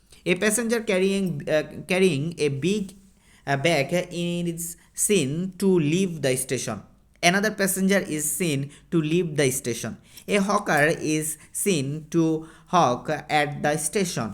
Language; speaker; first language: English; non-native, local second language; Bangla